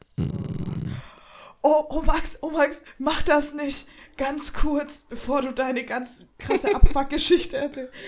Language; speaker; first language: German; native; German